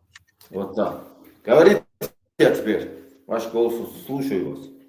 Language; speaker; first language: Russian; non-native, local second language; Tajik